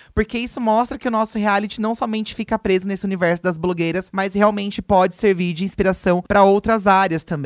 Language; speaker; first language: Portuguese; native; Portuguese